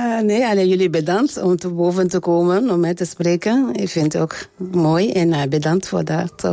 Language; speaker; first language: Dutch; non-native, learner; French